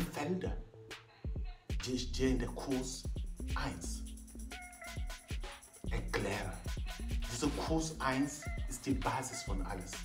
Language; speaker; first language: German; non-native, fluent; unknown